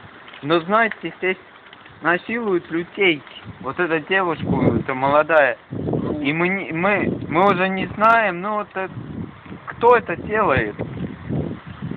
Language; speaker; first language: Russian; non-native, learner; Estonian